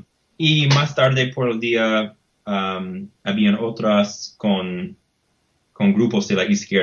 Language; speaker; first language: Spanish; non-native, fluent; English